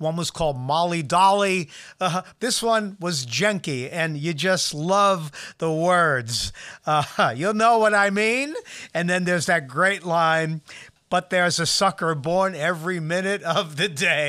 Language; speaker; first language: English; native; English